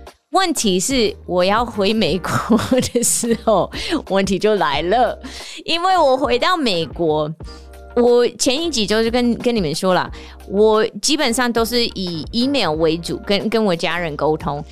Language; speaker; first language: Chinese; non-native, fluent; English